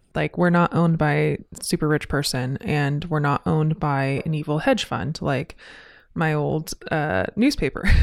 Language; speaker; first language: English; native; English